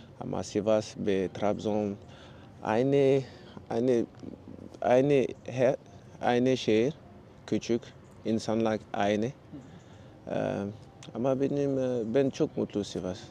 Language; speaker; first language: Turkish; non-native, learner; French